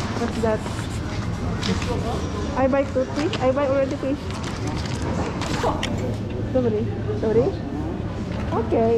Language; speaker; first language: English; non-native, learner; Filipino